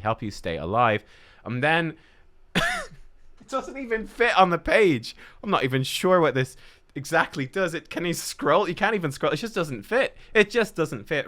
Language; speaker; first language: English; native; English